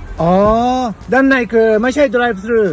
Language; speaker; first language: Thai; non-native, learner; Japanese